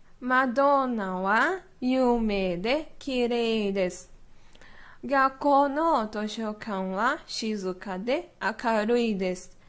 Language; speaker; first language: Japanese; non-native, learner; Portuguese